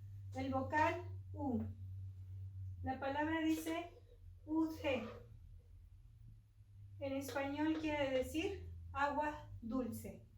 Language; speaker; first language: Spanish; non-native, local second language; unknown